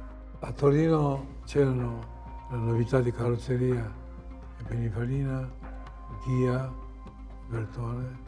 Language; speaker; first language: Italian; non-native, fluent; Japanese